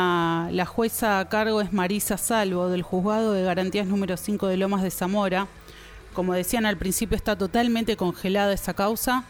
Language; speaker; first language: Spanish; native; Spanish